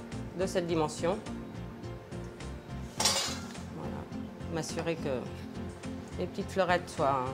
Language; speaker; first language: French; non-native, fluent; Italian